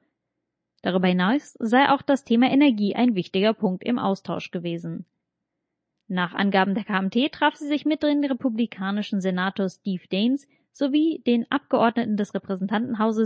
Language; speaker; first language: German; native; German